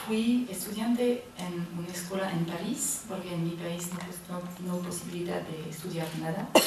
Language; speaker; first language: Spanish; non-native, learner; French